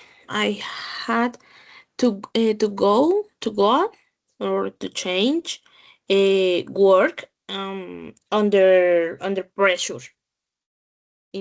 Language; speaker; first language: English; non-native, learner; Spanish